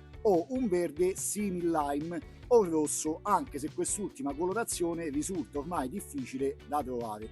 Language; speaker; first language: Italian; native; Italian